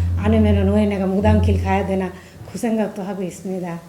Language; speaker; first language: Korean; non-native, fluent; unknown